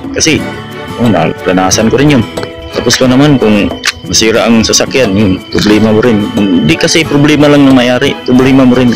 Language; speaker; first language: Filipino; non-native, local second language; Cebuano